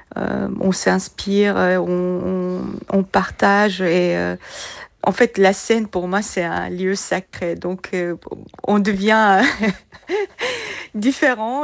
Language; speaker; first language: French; non-native, fluent; Korean